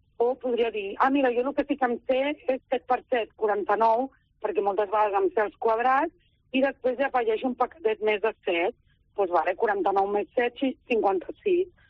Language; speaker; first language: Catalan; native; Catalan